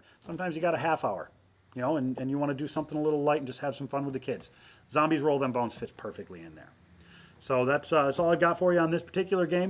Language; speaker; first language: English; native; English